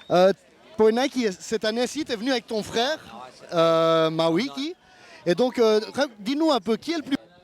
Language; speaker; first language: French; native; French